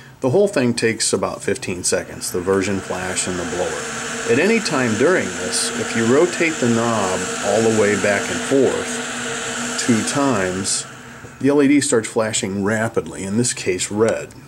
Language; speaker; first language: English; native; English